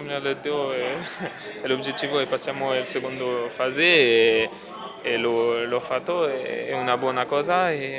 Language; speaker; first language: Italian; non-native, learner; French